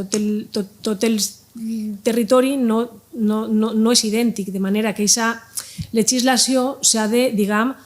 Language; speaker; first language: Catalan; native; Catalan